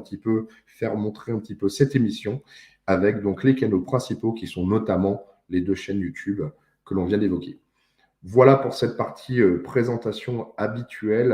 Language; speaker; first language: French; native; French